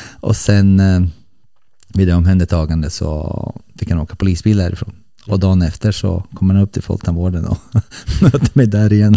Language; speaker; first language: Swedish; early bilingual, other home language; Bosnian